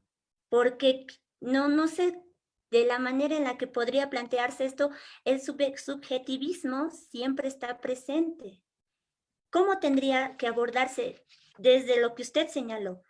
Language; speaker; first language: Spanish; native; Spanish